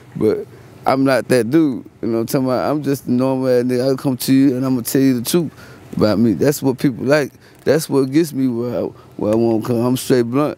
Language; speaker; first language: English; native; English